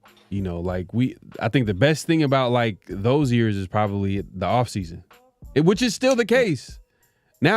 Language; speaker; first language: English; native; English